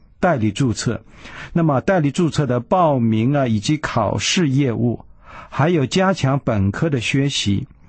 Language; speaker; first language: Chinese; early bilingual, heritage; Chinese